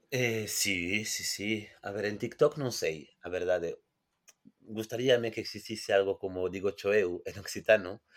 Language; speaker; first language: Galician; non-native, fluent; French